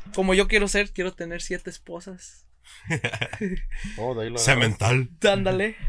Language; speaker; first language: Spanish; early bilingual, heritage; Spanish